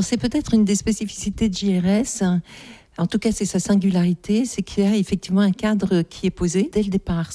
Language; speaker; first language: French; native; French